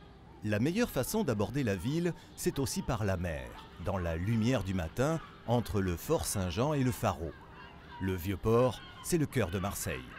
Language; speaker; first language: French; native; French